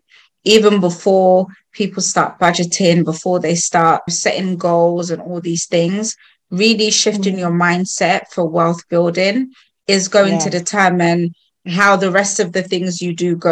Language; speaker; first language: English; non-native, local second language; Krio